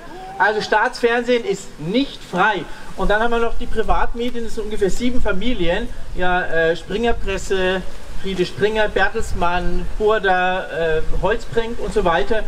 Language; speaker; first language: German; native; German